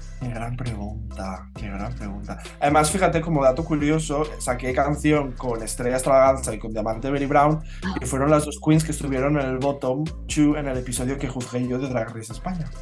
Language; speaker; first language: Spanish; non-native, local second language; Catalan